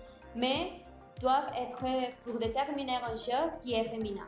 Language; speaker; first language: French; non-native, learner; Spanish